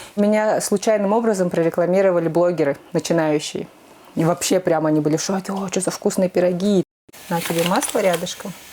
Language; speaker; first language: Russian; native; Russian